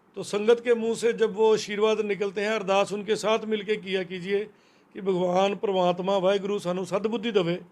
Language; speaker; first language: Hindi; non-native, local second language; Punjabi